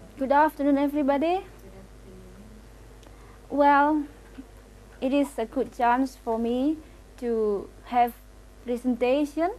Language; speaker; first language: English; non-native, local second language; Indonesian